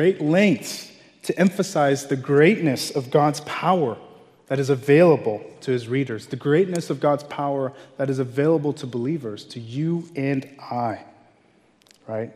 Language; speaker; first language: English; non-native, local second language; Yoruba